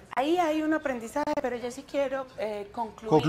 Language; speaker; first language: Spanish; native; Spanish